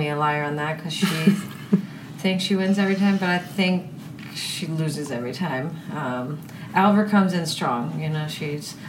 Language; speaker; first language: English; early bilingual, other home language; Icelandic